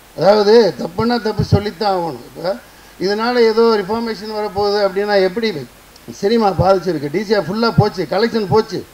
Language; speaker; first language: Tamil; native; Tamil